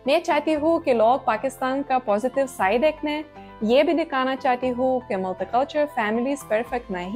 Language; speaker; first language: Hindi; non-native, fluent; Lithuanian